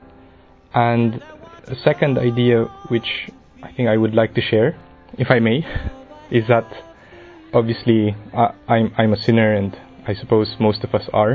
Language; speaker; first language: English; non-native, local second language; Filipino